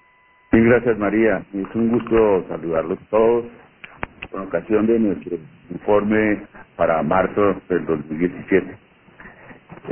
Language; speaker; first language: Spanish; native; Spanish